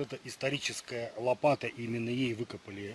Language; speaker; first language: Russian; native; Russian